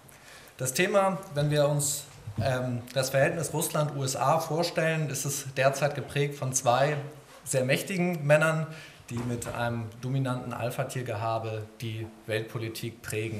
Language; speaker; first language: German; native; German